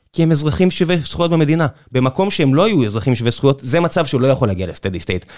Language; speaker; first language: Hebrew; native; Hebrew